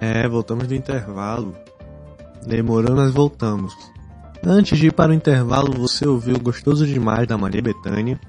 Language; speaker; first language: Portuguese; native; Portuguese